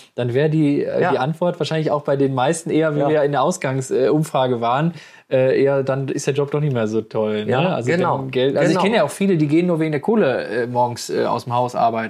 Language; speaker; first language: German; native; German